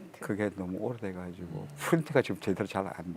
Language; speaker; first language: Korean; native; Korean